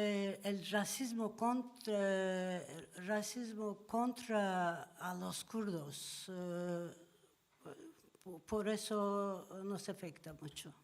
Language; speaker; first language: Spanish; non-native, learner; Turkish